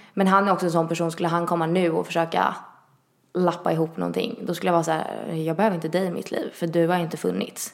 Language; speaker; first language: Swedish; early bilingual, other home language; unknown